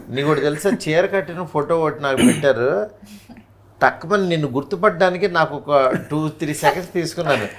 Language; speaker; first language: Telugu; native; Telugu